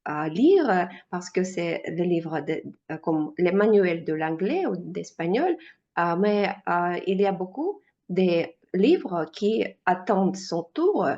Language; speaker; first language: French; non-native, fluent; Russian